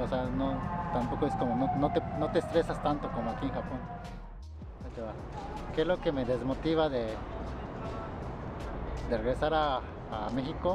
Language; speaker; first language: Spanish; native; Spanish